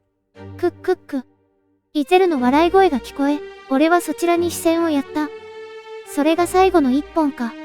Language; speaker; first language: Japanese; native; Japanese